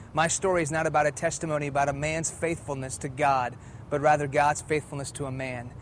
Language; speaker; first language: English; early bilingual, other home language; Persian